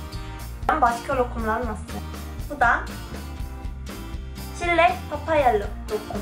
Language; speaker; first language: Turkish; non-native, fluent; Korean